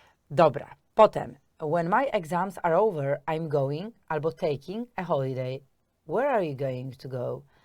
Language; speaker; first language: English; non-native, fluent; Polish